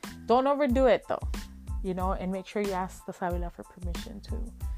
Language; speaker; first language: English; early bilingual, other home language; Spanish